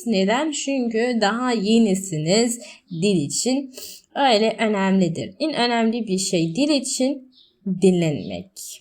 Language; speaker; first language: Turkish; non-native, learner; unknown